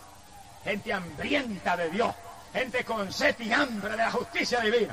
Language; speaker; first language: Spanish; native; Spanish